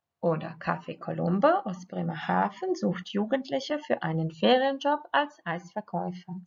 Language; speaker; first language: German; non-native, fluent; Croatian